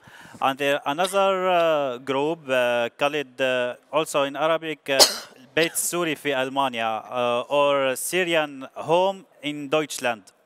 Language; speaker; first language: English; non-native, learner; Arabic